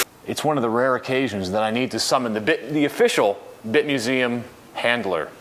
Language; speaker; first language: English; native; English